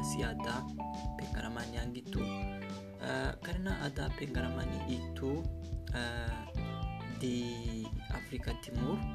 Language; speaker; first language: Indonesian; non-native, learner; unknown